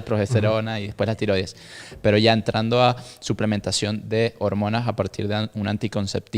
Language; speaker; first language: Spanish; native; Spanish